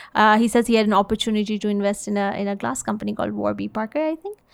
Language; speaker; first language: English; native; English